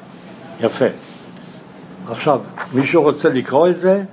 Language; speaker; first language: Hebrew; non-native, fluent; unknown